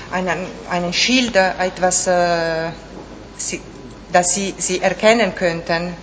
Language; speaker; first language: German; non-native, fluent; Italian